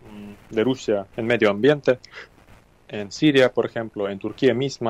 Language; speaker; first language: Spanish; non-native, fluent; Ukrainian